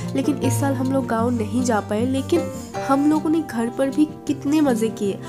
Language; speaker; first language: Hindi; non-native, local second language; Bangla